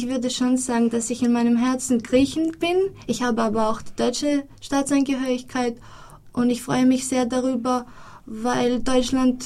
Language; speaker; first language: German; non-native, fluent; Greek